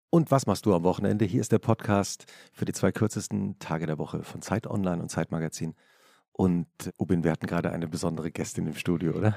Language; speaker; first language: German; native; German